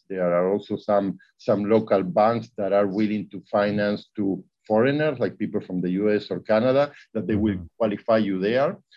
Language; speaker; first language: English; non-native, fluent; Spanish